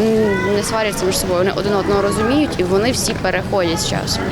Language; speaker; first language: Ukrainian; native; Ukrainian